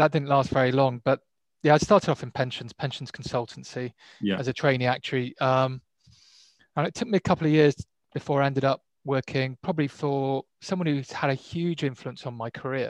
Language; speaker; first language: English; native; English